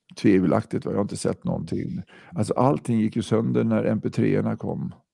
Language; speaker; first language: Swedish; native; Swedish